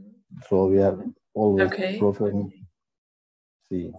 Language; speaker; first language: English; non-native, learner; Turkish